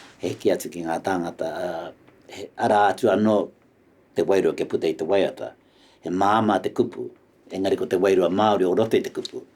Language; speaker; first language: Māori; native; Māori